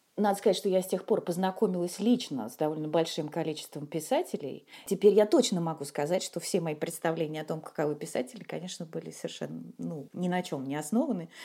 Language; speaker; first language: Russian; native; Russian